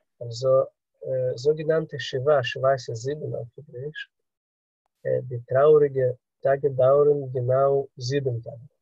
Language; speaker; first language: German; non-native, fluent; Russian